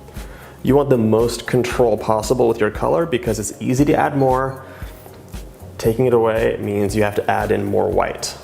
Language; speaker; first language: English; native; English